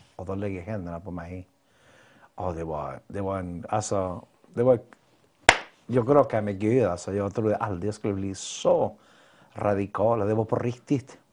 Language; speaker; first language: Swedish; non-native, fluent; Spanish